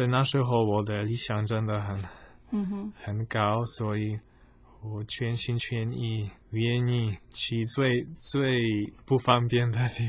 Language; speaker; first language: Chinese; non-native, fluent; Polish